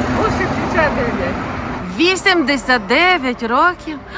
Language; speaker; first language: Ukrainian; non-native, local second language; Romanian